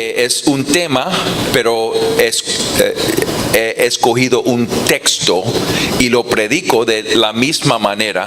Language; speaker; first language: Spanish; non-native, fluent; English